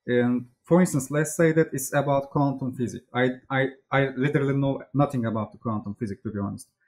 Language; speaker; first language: English; non-native, fluent; Turkish